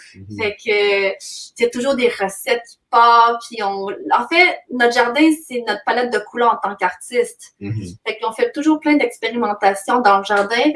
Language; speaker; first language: French; native; French